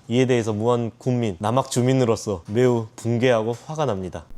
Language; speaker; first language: Korean; native; Korean